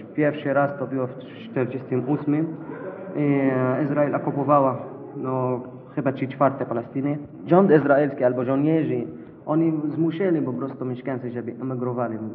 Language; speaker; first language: Polish; non-native, learner; Arabic